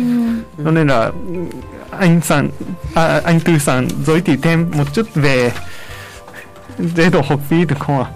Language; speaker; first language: Vietnamese; non-native, fluent; Japanese